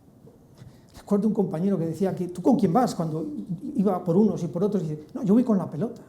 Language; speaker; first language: Spanish; native; Spanish